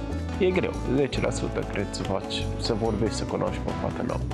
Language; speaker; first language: Romanian; non-native, learner; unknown